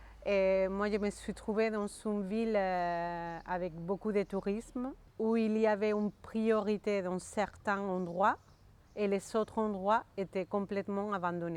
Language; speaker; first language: French; non-native, fluent; Spanish